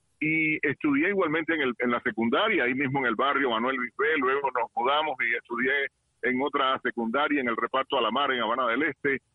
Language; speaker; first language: Spanish; native; Spanish